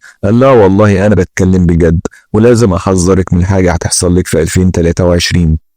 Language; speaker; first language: Arabic; native; Arabic